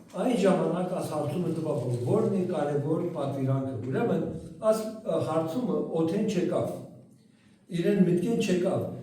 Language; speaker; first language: Armenian; early bilingual, heritage; Armenian